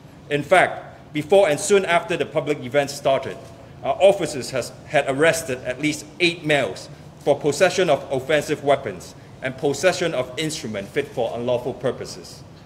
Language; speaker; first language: English; non-native, local second language; Cantonese